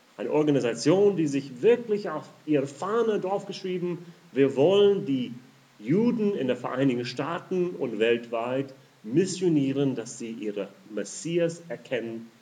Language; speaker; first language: German; non-native, fluent; English